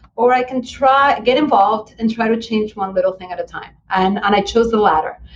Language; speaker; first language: English; early bilingual, other home language; Spanish